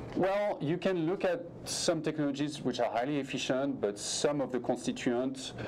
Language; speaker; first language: English; non-native, fluent; French